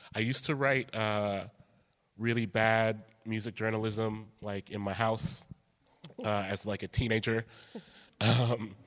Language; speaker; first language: English; native; English